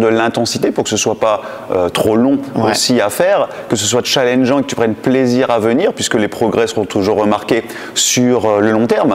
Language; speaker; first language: French; native; French